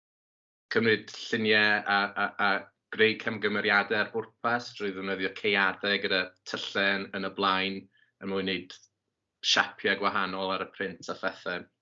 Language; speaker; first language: Welsh; native; Welsh